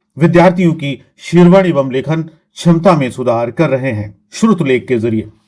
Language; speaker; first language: Hindi; native; Hindi